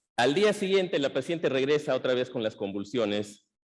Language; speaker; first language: Spanish; native; Spanish